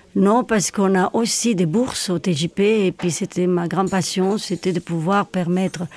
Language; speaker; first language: French; non-native, fluent; Spanish